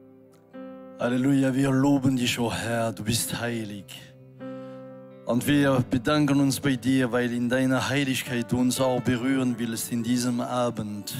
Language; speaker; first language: German; non-native, fluent; French